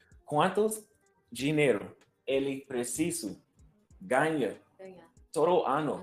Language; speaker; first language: Portuguese; non-native, learner; English